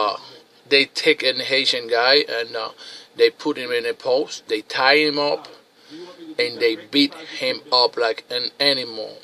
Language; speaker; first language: English; non-native, fluent; Haitian Creole